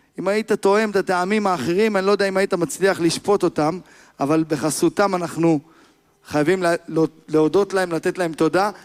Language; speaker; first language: Hebrew; native; Hebrew